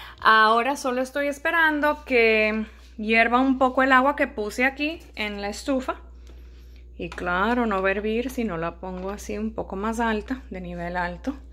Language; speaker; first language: Spanish; early bilingual, heritage; Spanish